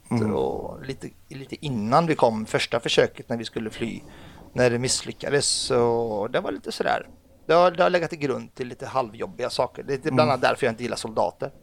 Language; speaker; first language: Swedish; early bilingual, other home language; Arabic